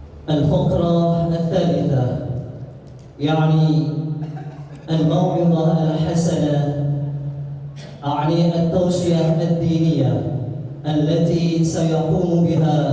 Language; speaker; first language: Arabic; non-native, learner; Indonesian